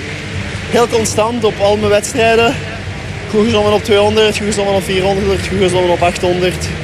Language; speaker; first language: Dutch; non-native, local second language; French